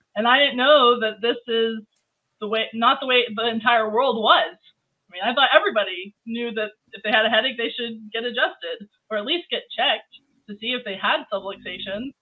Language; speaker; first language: English; native; English